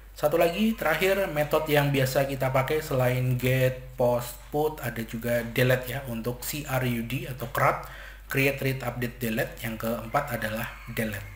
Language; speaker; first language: Indonesian; native; Indonesian